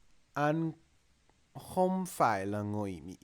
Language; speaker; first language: Vietnamese; non-native, learner; English